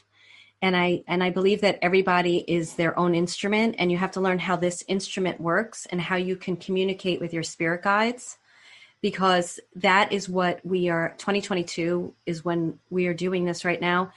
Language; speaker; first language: English; native; English